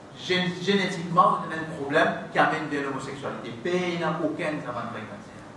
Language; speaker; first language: French; non-native, local second language; Morisyen